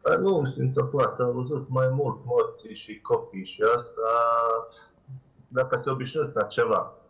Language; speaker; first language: Romanian; non-native, learner; Bosnian